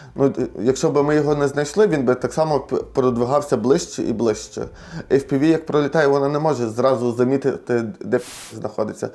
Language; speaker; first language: Ukrainian; native; Ukrainian